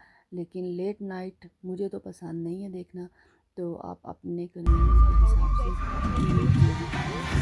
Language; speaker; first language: Urdu; native; Urdu